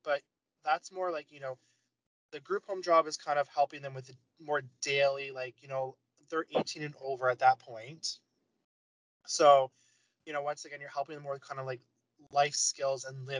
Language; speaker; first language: English; native; English